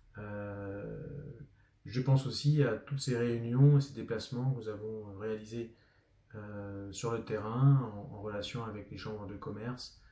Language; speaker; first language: French; native; French